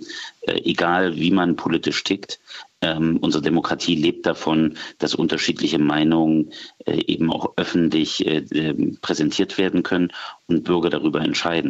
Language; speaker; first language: German; native; German